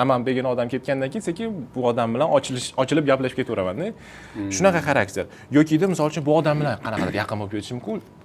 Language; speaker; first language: Uzbek; non-native, local second language; Russian